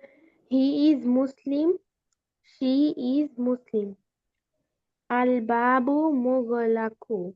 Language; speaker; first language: English; non-native, learner; Bangla